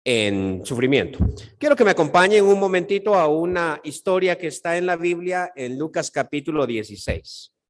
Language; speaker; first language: Spanish; native; Spanish